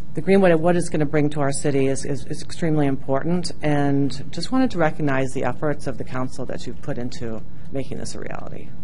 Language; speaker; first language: English; non-native, fluent; Japanese